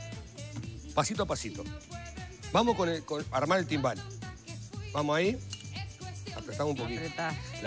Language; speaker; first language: Spanish; native; Spanish